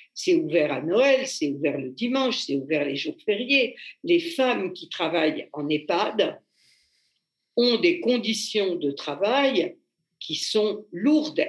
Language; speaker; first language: French; native; French